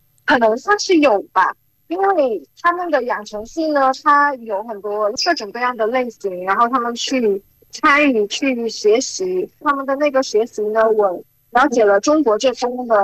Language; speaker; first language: Chinese; early bilingual, heritage; Chinese